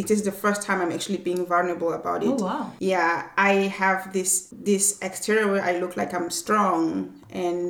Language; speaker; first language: English; non-native, local second language; Swati